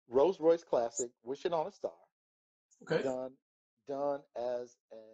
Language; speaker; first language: English; native; English